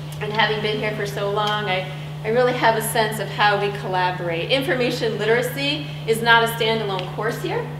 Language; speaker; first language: English; native; English